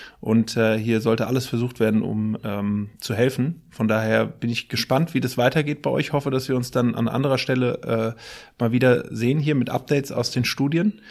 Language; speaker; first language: German; native; German